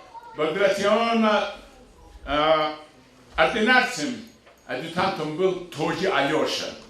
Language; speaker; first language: Russian; non-native, local second language; Avaric